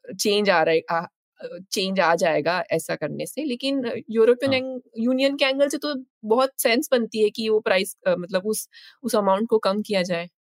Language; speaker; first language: Hindi; native; Hindi